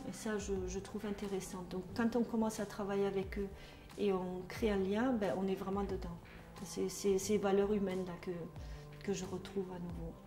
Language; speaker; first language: French; non-native, fluent; German